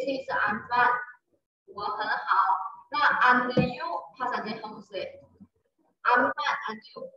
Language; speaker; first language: English; non-native, learner; Chinese